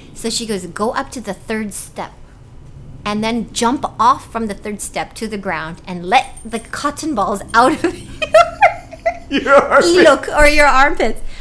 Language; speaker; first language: English; early bilingual, other home language; Cebuano